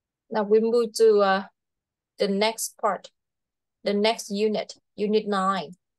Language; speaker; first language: English; non-native, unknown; Vietnamese